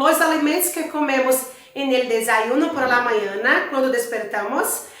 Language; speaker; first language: Spanish; non-native, learner; Portuguese